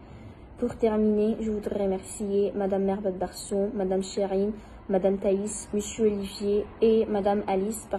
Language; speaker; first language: French; non-native, fluent; Arabic